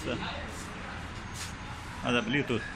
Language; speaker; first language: Arabic; non-native, learner; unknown